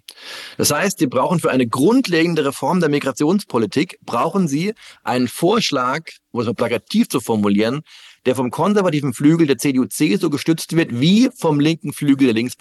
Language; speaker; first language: German; native; German